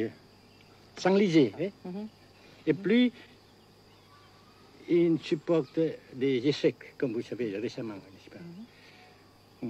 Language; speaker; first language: French; non-native, fluent; Vietnamese